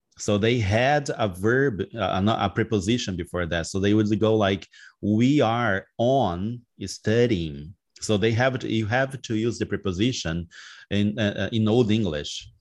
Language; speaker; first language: English; non-native, fluent; Portuguese